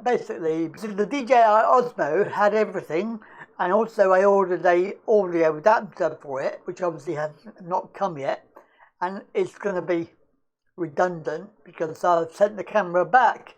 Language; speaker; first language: English; native; English